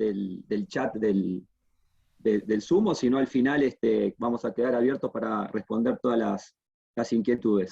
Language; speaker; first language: Spanish; native; Spanish